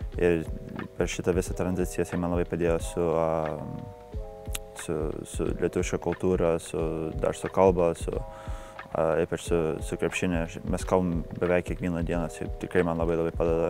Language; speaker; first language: Lithuanian; early bilingual, heritage; Lithuanian